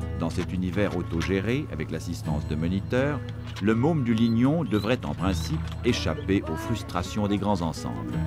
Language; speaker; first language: French; native; French